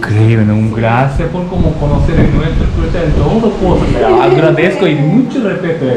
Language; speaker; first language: Spanish; non-native, learner; Japanese